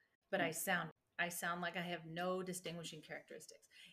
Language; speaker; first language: English; early bilingual, other home language; Spanish